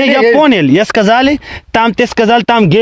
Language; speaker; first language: Russian; non-native, learner; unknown